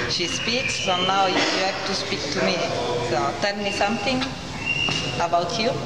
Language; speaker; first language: English; non-native, learner; Italian